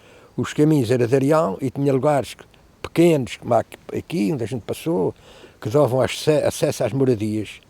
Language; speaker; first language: Portuguese; native; Portuguese